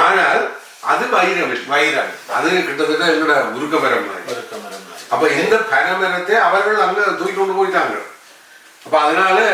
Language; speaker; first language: Tamil; native; Tamil